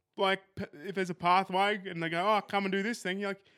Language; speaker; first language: English; native; English